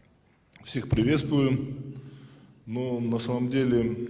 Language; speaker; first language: Russian; native; Russian